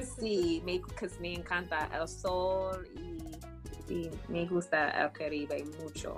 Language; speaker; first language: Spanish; non-native, learner; English